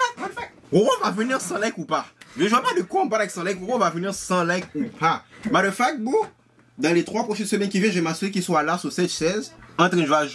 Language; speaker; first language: French; native; French